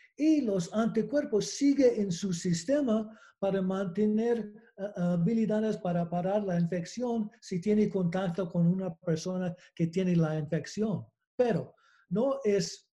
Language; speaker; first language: Spanish; non-native, learner; English